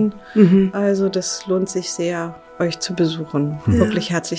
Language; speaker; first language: German; native; German